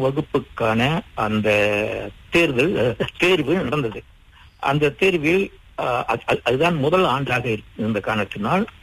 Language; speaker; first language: Tamil; early bilingual, heritage; Tamil